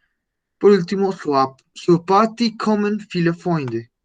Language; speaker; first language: German; non-native, learner; Spanish